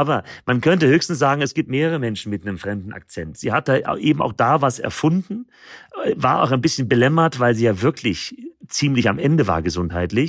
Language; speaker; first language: German; native; German